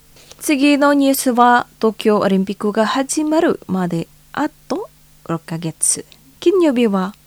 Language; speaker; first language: Japanese; non-native, fluent; Indonesian